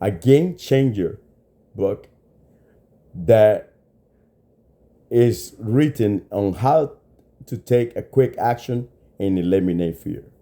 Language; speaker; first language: English; non-native, fluent; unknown